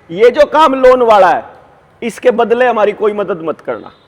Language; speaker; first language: Hindi; non-native, local second language; Punjabi